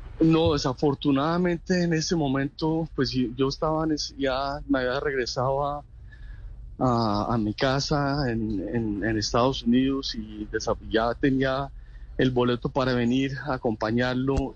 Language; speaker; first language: Spanish; native; Spanish